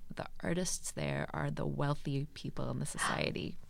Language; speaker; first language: English; native; English